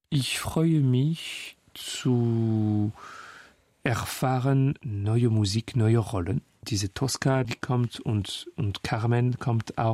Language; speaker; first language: German; non-native, fluent; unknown